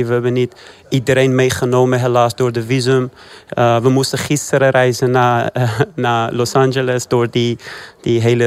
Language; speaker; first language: Dutch; early bilingual, other home language; Persian